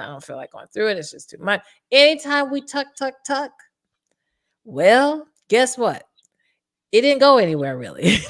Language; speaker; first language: English; native; English